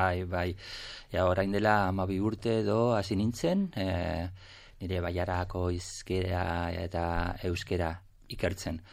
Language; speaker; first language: Basque; non-native, local second language; Spanish